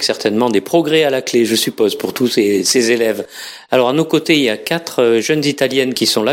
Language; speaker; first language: French; native; French